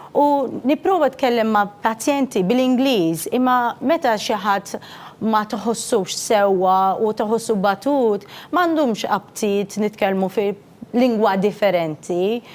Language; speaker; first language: Maltese; non-native, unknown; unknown